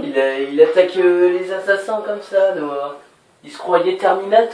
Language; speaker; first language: French; native; French